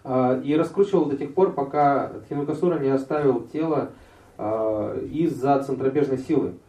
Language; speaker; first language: Russian; native; Russian